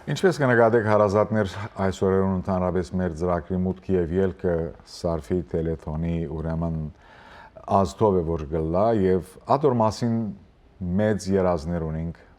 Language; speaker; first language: Armenian; early bilingual, heritage; Armenian